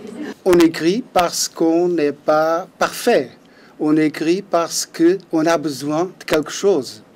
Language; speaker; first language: French; non-native, fluent; Portuguese